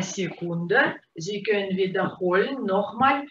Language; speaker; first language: German; non-native, fluent; Russian